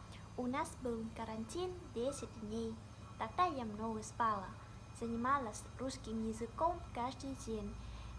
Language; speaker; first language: Russian; non-native, learner; Vietnamese